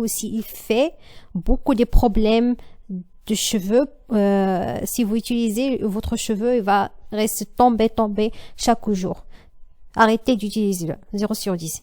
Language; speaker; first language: French; non-native, learner; Arabic